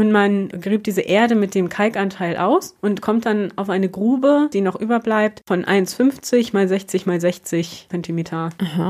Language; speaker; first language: German; native; German